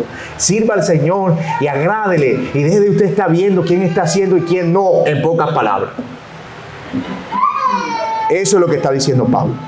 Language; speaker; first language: Spanish; native; Spanish